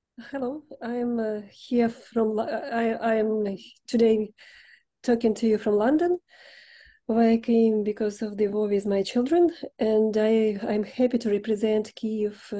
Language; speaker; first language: English; non-native, fluent; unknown